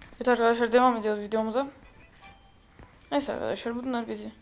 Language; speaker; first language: Turkish; native; Turkish